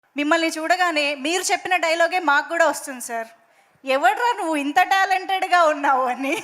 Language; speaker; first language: Telugu; native; Telugu